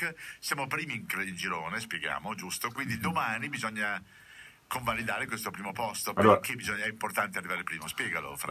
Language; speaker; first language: Italian; native; Italian